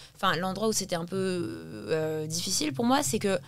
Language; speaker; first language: French; early bilingual, heritage; English